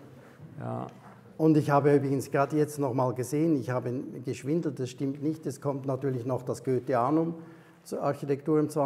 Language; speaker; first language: German; native; German